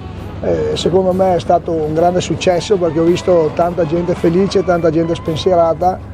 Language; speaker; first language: Italian; native; Italian